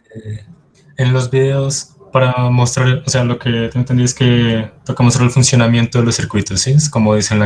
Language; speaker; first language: Spanish; native; Spanish